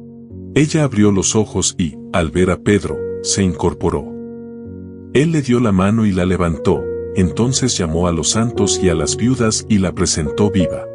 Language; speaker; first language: Spanish; native; Spanish